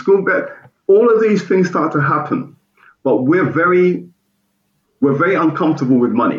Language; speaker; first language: English; native; English